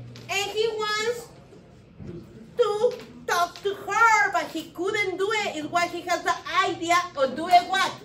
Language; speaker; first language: English; non-native, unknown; Spanish